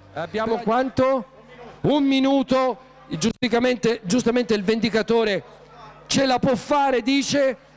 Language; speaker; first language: Italian; native; Italian